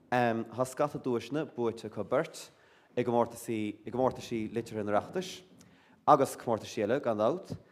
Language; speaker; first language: Irish; native; Irish